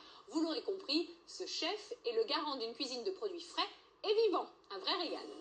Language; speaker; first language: French; native; French